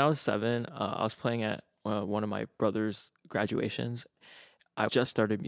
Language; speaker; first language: English; native; English